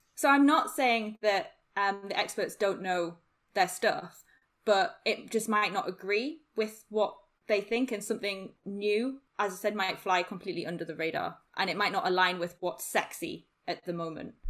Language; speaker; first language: English; native; English